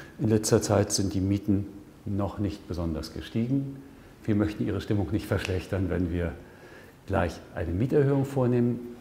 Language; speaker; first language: German; native; German